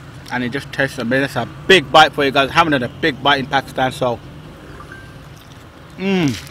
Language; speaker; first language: English; early bilingual, other home language; Hindi